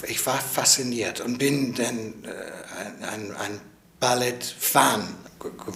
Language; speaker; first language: German; non-native, learner; English